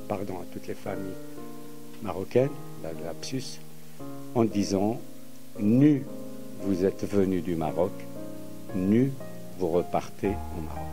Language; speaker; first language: French; non-native, local second language; Arabic